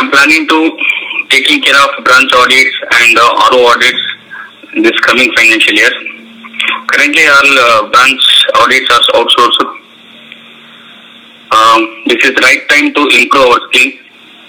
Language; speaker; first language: English; non-native, local second language; Urdu